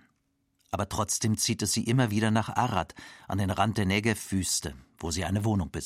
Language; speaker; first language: German; native; German